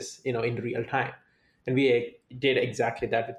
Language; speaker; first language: English; non-native, local second language; Telugu